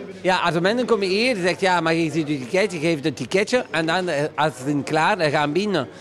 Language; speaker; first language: Dutch; non-native, local second language; French